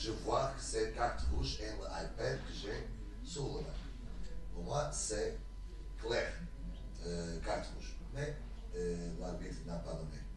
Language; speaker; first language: French; non-native, learner; Portuguese